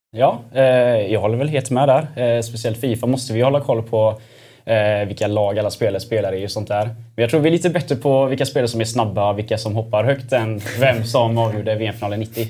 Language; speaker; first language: Swedish; native; Swedish